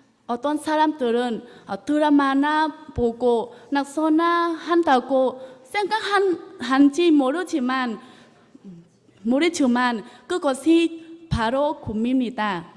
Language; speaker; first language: Korean; non-native, learner; Vietnamese